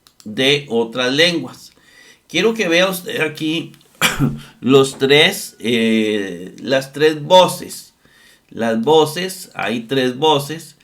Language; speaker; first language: Spanish; native; Spanish